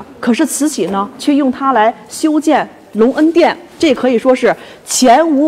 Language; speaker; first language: Chinese; native; Chinese